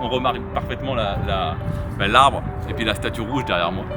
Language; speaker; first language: French; native; French